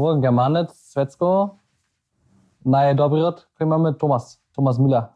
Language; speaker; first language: Macedonian; early bilingual, heritage; German